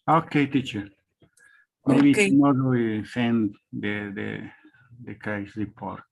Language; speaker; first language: English; non-native, learner; Spanish